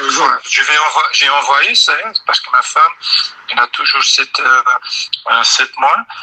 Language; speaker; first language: French; non-native, learner; Dutch